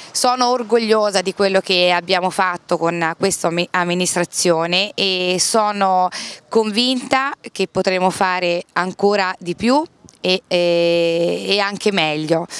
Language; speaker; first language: Italian; native; Italian